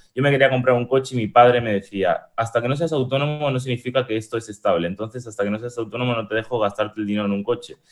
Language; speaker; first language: Spanish; native; Spanish